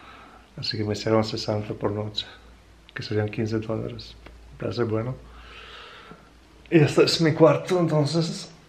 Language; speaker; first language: Spanish; non-native, fluent; Italian